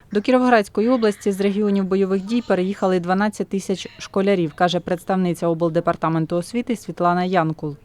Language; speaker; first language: Ukrainian; native; Ukrainian